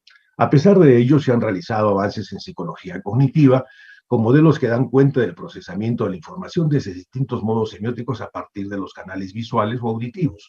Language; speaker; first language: Spanish; native; Spanish